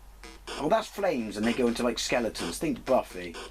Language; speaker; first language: English; native; English